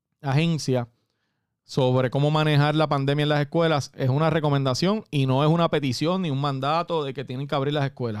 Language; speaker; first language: Spanish; native; Spanish